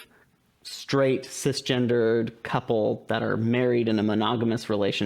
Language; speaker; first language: English; native; English